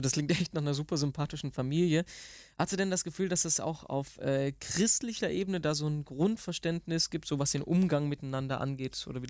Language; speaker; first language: German; native; German